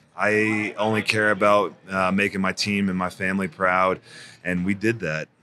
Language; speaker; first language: English; native; English